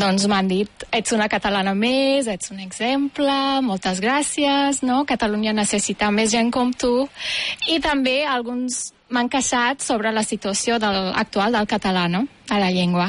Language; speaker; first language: Catalan; non-native, fluent; Turkish